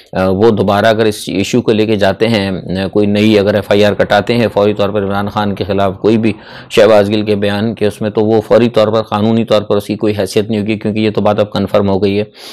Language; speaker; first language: Urdu; native; Urdu